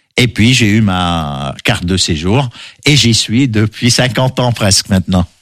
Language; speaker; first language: French; non-native, local second language; Arabic